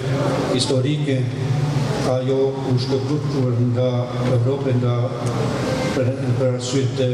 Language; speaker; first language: Albanian; non-native, fluent; French